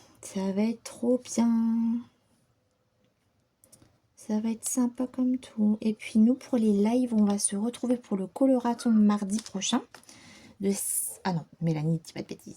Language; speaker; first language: French; native; French